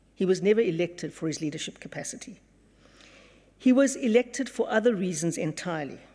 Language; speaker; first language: English; native; English